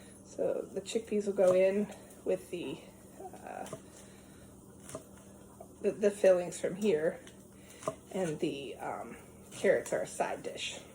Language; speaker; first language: English; native; English